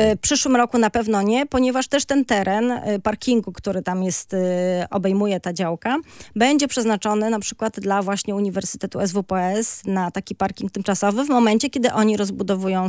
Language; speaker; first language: Polish; native; Polish